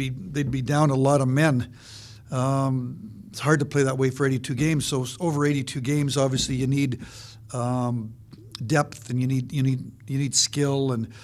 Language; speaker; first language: English; native; English